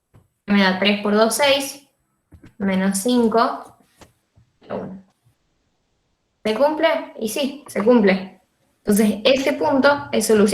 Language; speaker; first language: Spanish; native; Spanish